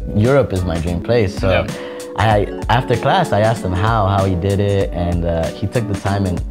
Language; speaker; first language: English; early bilingual, other home language; Spanish